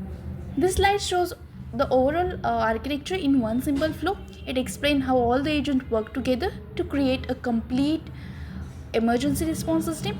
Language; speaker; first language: English; non-native, learner; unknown